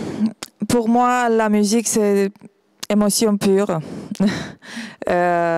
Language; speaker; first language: French; non-native, fluent; Romanian